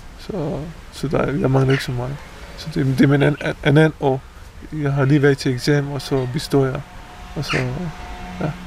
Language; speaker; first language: Danish; non-native, fluent; Pashto